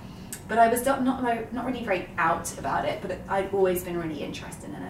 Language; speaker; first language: English; native; English